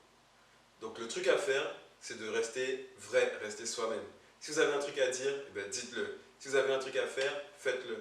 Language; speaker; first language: French; native; French